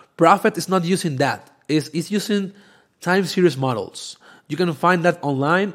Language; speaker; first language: English; non-native, fluent; Spanish